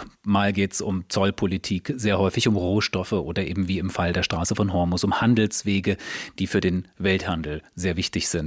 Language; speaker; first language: German; native; German